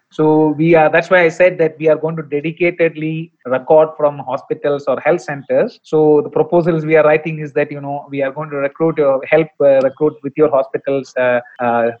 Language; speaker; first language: English; non-native, local second language; Malayalam